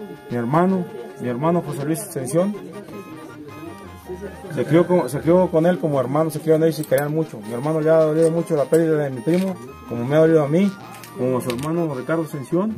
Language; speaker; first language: Spanish; native; Spanish